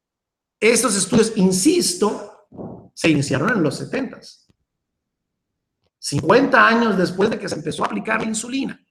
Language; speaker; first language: Spanish; native; Spanish